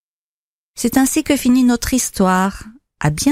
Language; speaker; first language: French; native; French